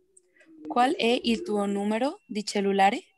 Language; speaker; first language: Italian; non-native, learner; Spanish